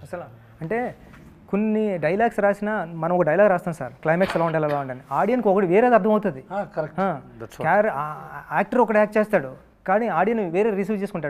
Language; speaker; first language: Telugu; native; Telugu